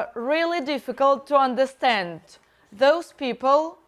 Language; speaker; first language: English; non-native, fluent; Russian